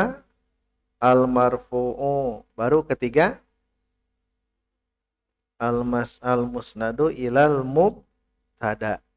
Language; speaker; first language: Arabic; non-native, fluent; Sundanese